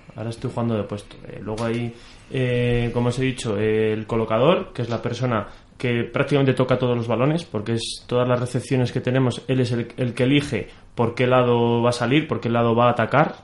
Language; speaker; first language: Spanish; native; Spanish